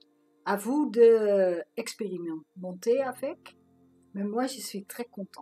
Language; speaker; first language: French; non-native, fluent; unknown